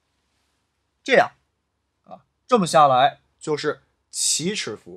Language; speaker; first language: Chinese; native; Chinese